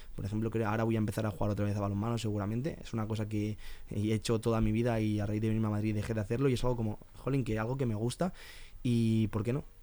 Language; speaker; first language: Spanish; native; Spanish